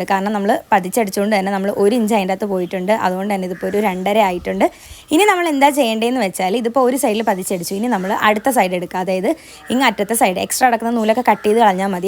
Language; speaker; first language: Malayalam; native; Malayalam